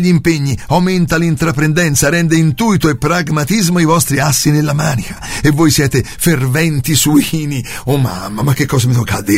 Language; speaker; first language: Italian; native; Italian